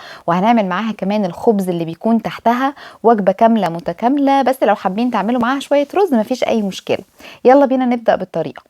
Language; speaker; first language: Arabic; native; Arabic